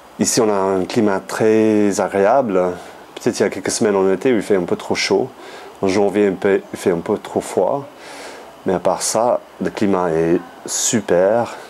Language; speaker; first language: French; non-native, fluent; English